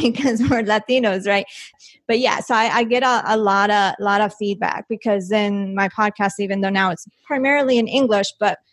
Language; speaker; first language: English; early bilingual, other home language; Spanish